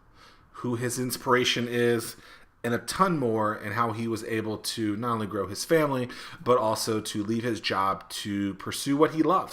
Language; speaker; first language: English; native; English